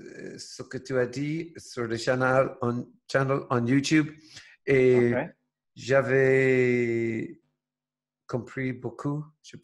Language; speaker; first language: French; non-native, learner; English